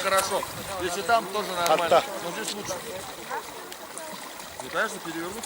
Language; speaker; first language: Russian; native; Russian